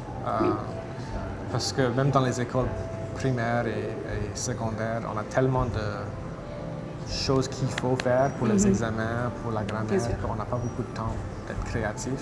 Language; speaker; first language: French; non-native, local second language; English